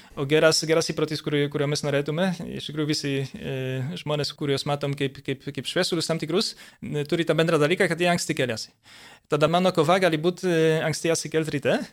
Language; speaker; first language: Lithuanian; early bilingual, heritage; Lithuanian